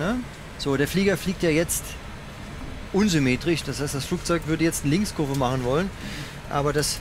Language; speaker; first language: German; native; German